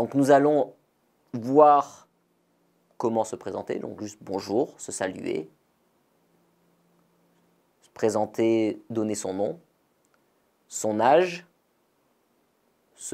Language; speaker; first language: French; native; French